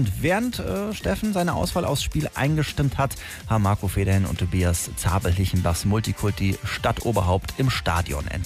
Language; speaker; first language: German; native; German